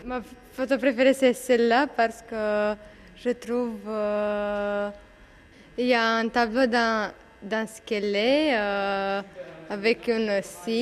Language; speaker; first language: French; non-native, learner; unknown